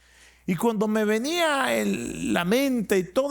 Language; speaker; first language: Spanish; native; Spanish